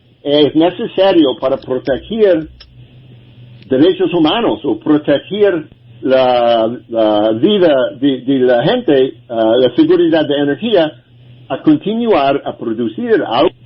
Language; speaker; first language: Spanish; non-native, learner; English